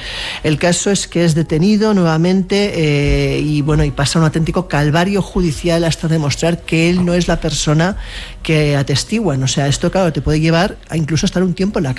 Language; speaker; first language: Spanish; native; Spanish